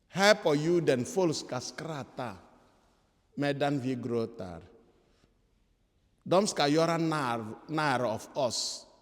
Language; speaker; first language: Swedish; non-native, fluent; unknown